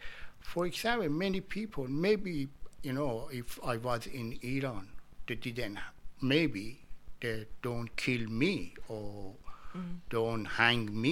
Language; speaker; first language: English; non-native, learner; Persian